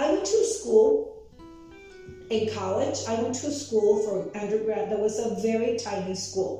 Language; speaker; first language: English; non-native, fluent; Spanish